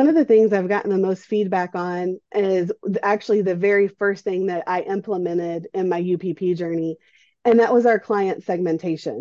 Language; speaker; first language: English; native; English